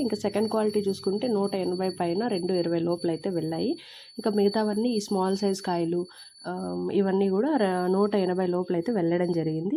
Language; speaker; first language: Telugu; native; Telugu